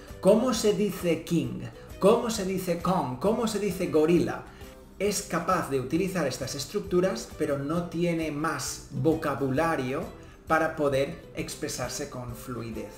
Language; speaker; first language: Spanish; native; Spanish